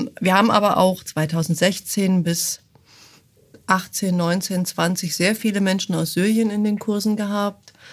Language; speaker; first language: German; native; German